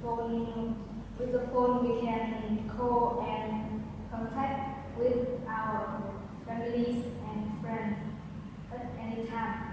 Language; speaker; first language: English; non-native, learner; Vietnamese